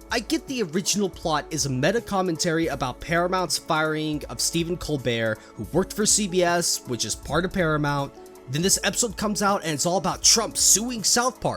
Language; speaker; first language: English; native; English